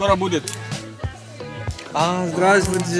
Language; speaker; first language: Russian; non-native, learner; Malay